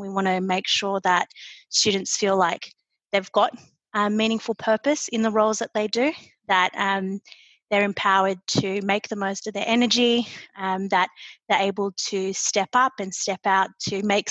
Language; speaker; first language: English; native; English